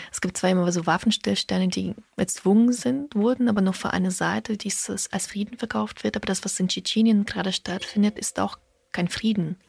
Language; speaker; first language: German; early bilingual, other home language; Russian